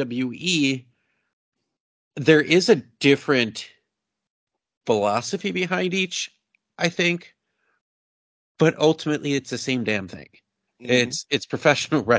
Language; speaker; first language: English; native; English